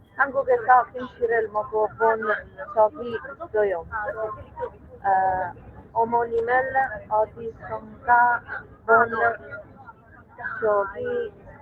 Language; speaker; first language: Korean; non-native, learner; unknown